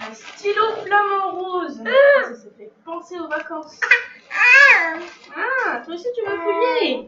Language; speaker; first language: French; native; French